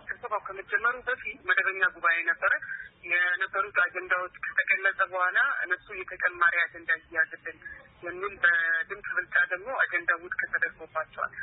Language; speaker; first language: Amharic; non-native, local second language; Somali